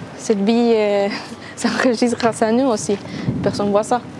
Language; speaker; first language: French; non-native, fluent; Spanish